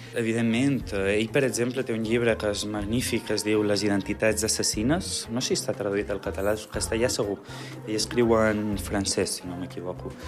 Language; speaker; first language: Catalan; native; Catalan